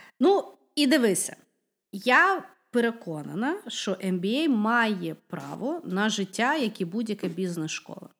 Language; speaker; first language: Ukrainian; non-native, local second language; Russian